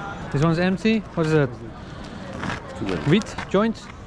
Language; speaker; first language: English; non-native, fluent; Dutch